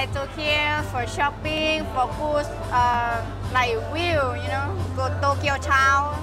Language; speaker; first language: English; non-native, learner; Thai